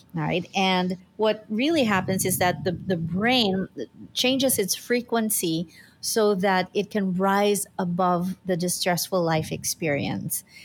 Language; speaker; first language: English; non-native, local second language; Filipino